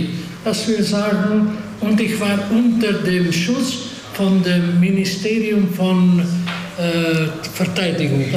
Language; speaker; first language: German; non-native, fluent; Hungarian